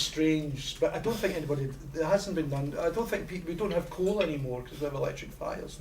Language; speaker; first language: English; native; English